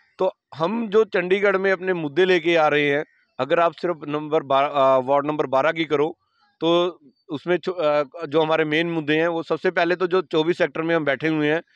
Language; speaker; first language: Hindi; native; Hindi